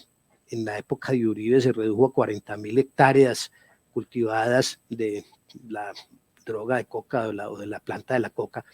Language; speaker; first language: Spanish; native; Spanish